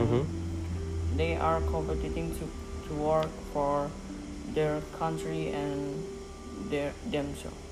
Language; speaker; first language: English; non-native, learner; Indonesian